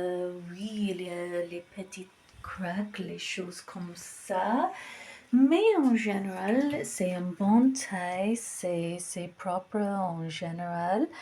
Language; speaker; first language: French; non-native, fluent; English